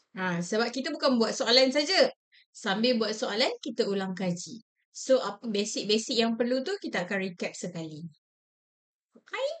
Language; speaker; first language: Malay; native; Malay